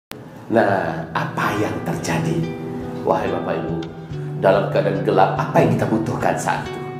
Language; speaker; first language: Indonesian; native; Indonesian